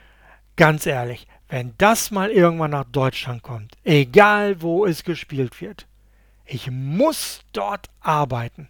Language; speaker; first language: German; native; German